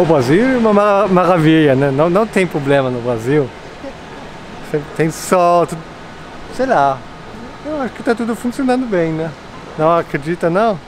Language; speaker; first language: Portuguese; non-native, fluent; German